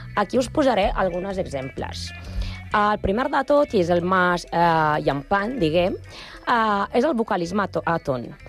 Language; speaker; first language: Catalan; non-native, learner; Spanish